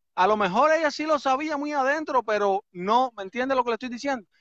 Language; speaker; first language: Spanish; native; Spanish